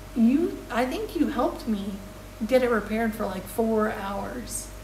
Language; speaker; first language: English; native; English